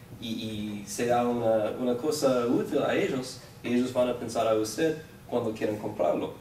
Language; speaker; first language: Spanish; non-native, fluent; English